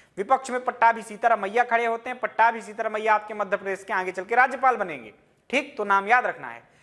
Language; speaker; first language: Hindi; native; Hindi